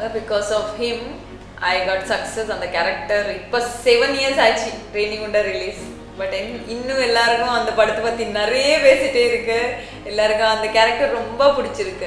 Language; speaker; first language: Tamil; non-native, learner; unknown